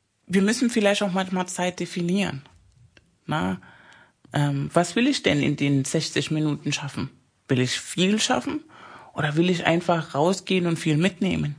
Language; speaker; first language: German; non-native, fluent; Spanish